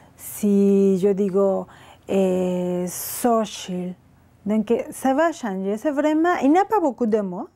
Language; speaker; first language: French; non-native, fluent; Spanish